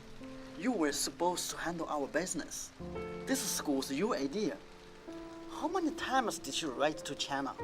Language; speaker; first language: English; non-native, learner; Chinese